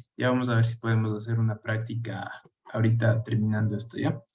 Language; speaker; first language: Spanish; native; Spanish